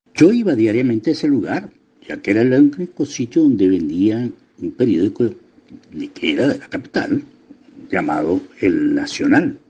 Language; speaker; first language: Spanish; native; Spanish